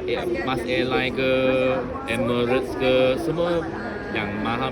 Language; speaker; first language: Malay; non-native, local second language; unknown